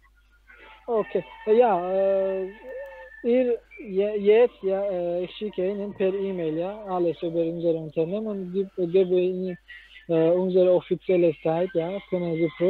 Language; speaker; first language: German; non-native, learner; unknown